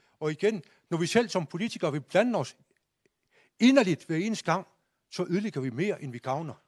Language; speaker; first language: Danish; non-native, local second language; Kalaallisut